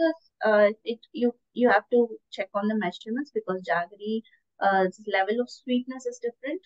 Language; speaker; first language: English; non-native, local second language; Tamil